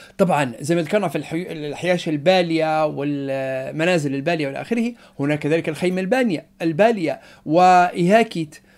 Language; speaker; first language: Arabic; non-native, local second language; Berber languages